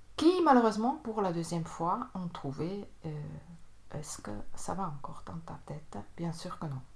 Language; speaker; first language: French; native; French